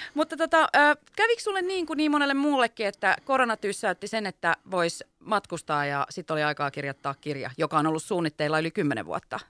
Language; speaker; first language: Finnish; native; Finnish